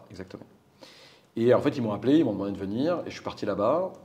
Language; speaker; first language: French; native; French